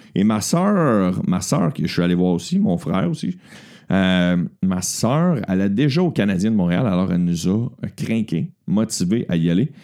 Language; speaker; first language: French; native; French